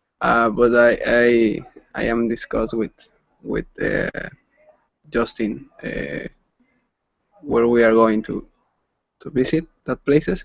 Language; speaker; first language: English; non-native, learner; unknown